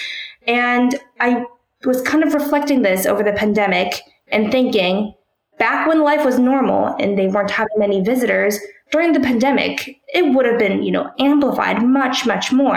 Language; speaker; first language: English; early bilingual, other home language; Korean